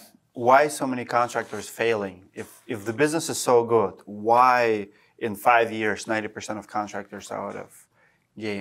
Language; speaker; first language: English; non-native, fluent; Russian